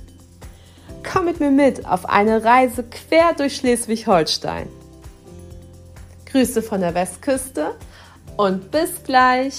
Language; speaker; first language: German; native; German